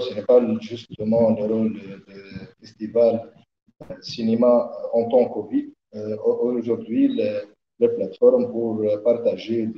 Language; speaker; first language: French; non-native, learner; Arabic